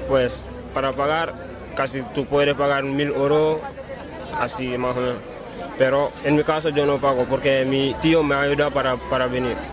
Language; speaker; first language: Spanish; non-native, learner; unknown